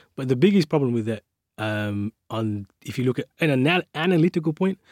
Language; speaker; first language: English; native; English